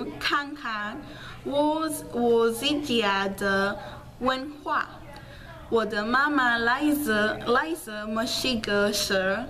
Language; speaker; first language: Chinese; non-native, learner; Spanish